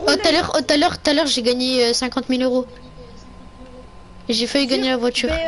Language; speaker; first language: French; native; French